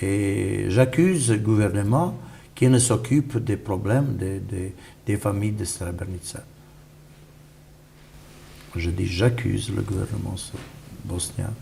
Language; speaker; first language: French; non-native, fluent; Bosnian